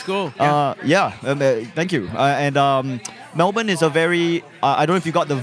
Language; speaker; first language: English; non-native, local second language; Chinese